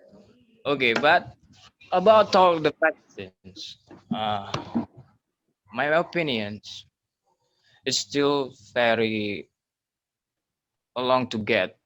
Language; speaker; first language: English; non-native, learner; Indonesian